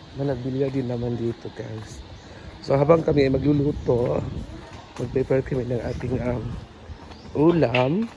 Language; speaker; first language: Filipino; non-native, local second language; Cebuano